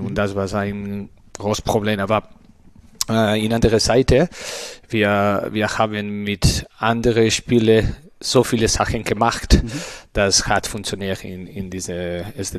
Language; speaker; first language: German; non-native, learner; Spanish